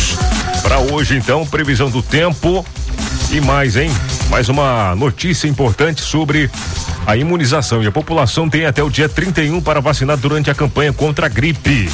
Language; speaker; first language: Portuguese; native; Portuguese